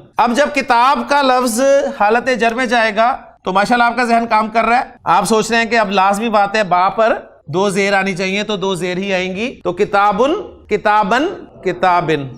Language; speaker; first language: Urdu; non-native, local second language; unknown